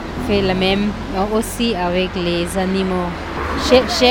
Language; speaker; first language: French; non-native, learner; Tibetan